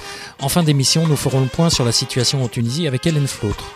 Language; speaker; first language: French; native; French